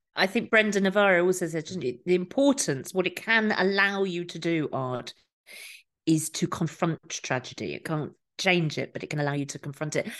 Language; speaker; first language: English; native; English